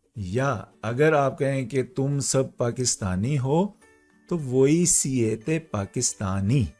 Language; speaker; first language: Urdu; non-native, local second language; Punjabi